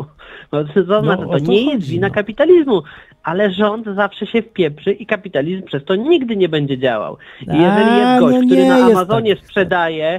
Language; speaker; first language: Polish; native; Polish